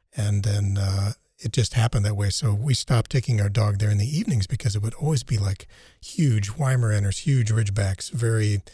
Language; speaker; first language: English; native; English